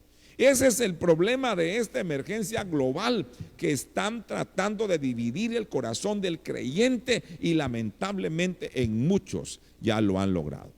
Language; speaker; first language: Spanish; native; Spanish